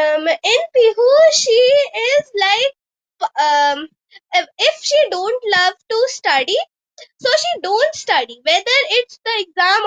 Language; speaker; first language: English; non-native, local second language; Hindi